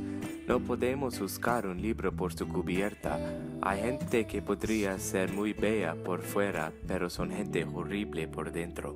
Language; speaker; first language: Spanish; non-native, learner; English